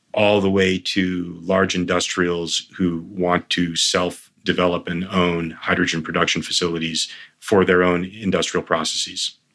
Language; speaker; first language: English; early bilingual, other home language; Armenian